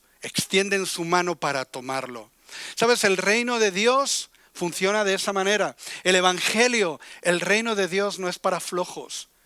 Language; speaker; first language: Spanish; native; Spanish